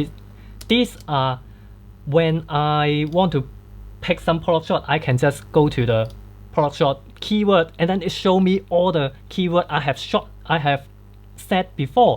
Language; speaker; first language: English; non-native, fluent; Cantonese